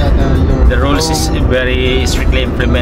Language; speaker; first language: English; non-native, local second language; Filipino